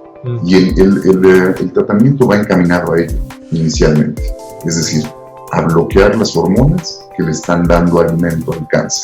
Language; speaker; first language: Spanish; native; Spanish